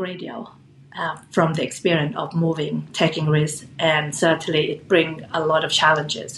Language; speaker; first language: English; non-native, fluent; Thai